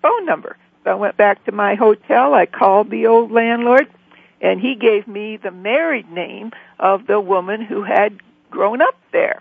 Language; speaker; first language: English; native; English